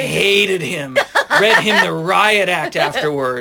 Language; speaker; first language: English; native; English